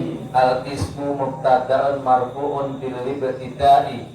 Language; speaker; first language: Arabic; non-native, fluent; Javanese